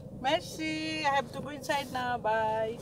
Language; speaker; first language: English; non-native, local second language; Filipino